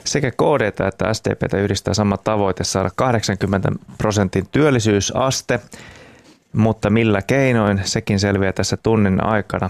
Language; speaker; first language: Finnish; native; Finnish